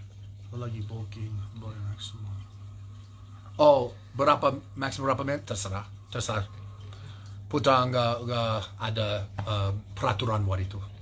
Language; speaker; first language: Indonesian; non-native, learner; English